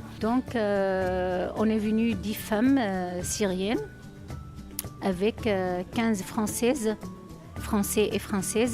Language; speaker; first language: French; non-native, fluent; Arabic